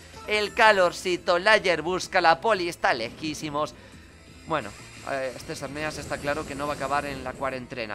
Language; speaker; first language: Spanish; native; Spanish